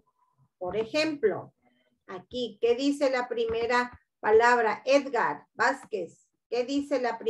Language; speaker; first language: Spanish; native; Spanish